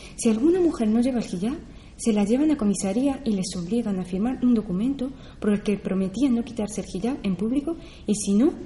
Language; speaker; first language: Spanish; non-native, fluent; Persian